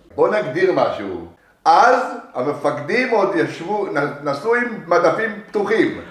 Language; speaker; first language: Hebrew; native; Hebrew